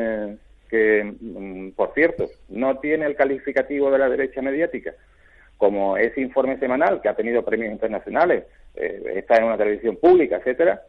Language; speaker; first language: Spanish; native; Spanish